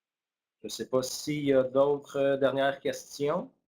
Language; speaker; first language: French; native; French